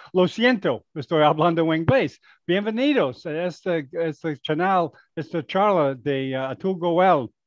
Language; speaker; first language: Spanish; non-native, learner; English